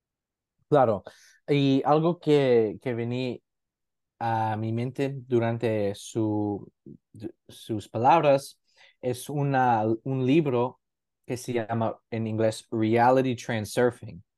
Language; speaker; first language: Spanish; non-native, learner; English